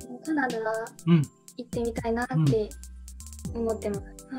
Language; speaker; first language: Japanese; native; Japanese